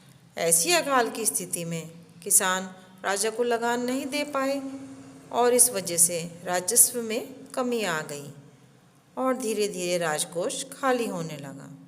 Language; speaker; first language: Hindi; native; Hindi